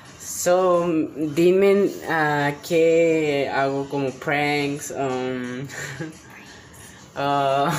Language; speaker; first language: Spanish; early bilingual, heritage; Spanish